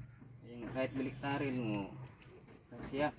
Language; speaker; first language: Filipino; non-native, local second language; Cebuano